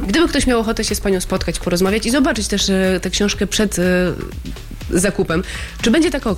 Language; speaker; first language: Polish; native; Polish